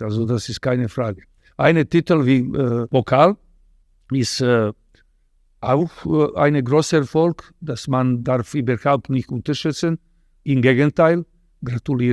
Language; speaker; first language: German; non-native, fluent; Serbian